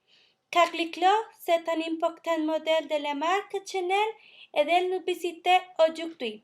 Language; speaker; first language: French; non-native, learner; Spanish